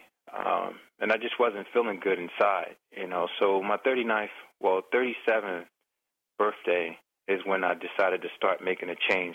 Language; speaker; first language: English; native; English